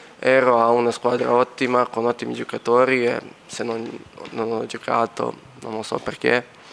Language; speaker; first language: Italian; non-native, learner; Serbian